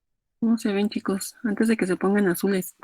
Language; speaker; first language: Spanish; native; Spanish